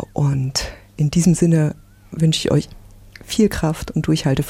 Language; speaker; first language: German; native; German